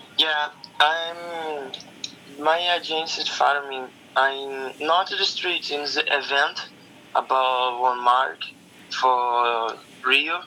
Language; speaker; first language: English; non-native, learner; Portuguese